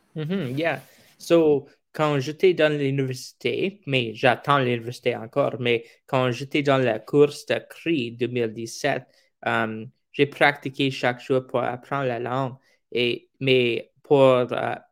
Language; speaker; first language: French; non-native, fluent; English